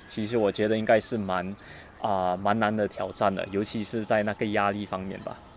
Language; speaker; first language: Chinese; non-native, learner; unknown